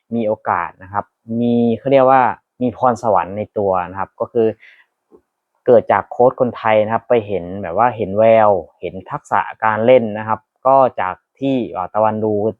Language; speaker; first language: Thai; native; Thai